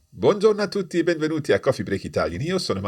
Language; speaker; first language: Italian; non-native, fluent; English